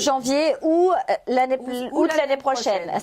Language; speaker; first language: French; native; French